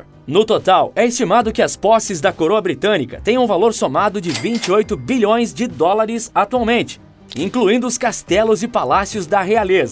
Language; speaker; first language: Portuguese; native; Portuguese